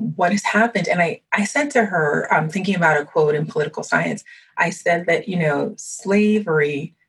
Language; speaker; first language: English; early bilingual, other home language; French